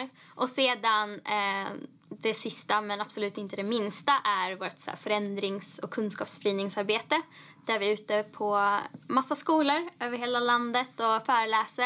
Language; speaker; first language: Swedish; native; Swedish